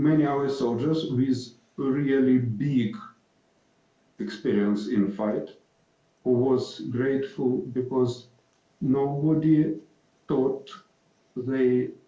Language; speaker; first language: English; non-native, fluent; Ukrainian